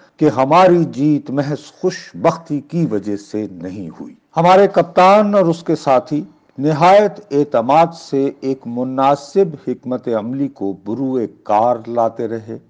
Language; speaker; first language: Urdu; non-native, local second language; Punjabi